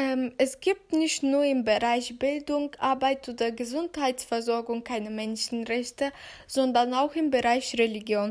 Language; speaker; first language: German; non-native, fluent; Turkish